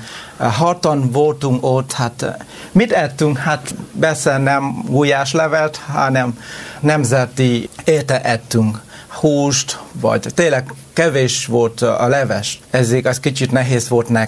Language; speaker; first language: Hungarian; non-native, learner; Vietnamese